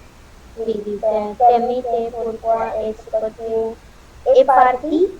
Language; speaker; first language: French; non-native, learner; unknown